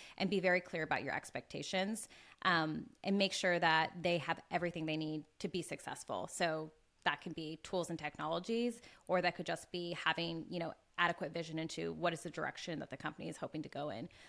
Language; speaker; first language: English; native; English